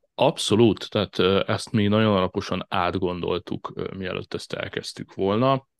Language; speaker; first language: Hungarian; native; Hungarian